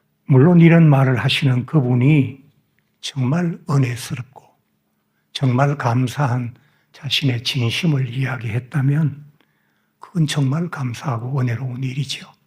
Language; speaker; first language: Korean; native; Korean